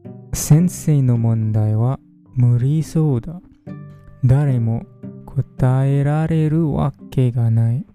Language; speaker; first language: Japanese; non-native, fluent; English